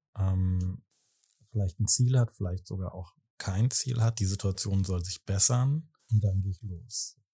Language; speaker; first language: German; native; German